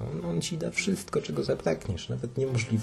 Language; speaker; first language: Polish; native; Polish